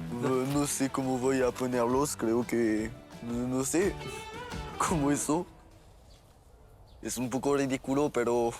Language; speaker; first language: Spanish; non-native, learner; French